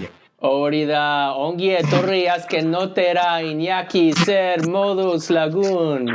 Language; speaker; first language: Basque; non-native, learner; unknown